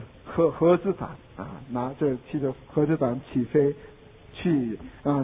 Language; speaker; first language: Chinese; non-native, fluent; Korean